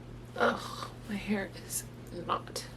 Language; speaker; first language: English; native; English